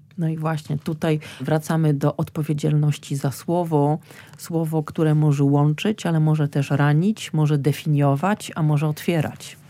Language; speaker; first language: Polish; native; Polish